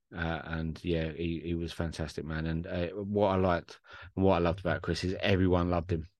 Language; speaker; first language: English; native; English